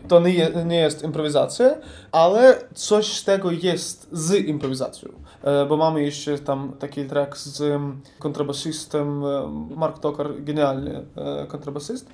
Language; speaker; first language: Polish; non-native, learner; Ukrainian